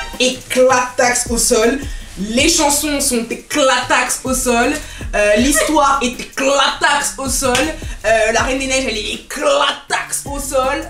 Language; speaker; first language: French; native; French